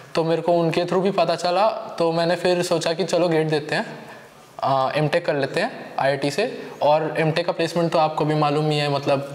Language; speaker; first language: Hindi; native; Hindi